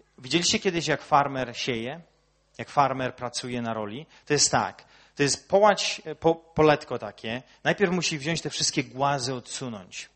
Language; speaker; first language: Polish; early bilingual, heritage; Polish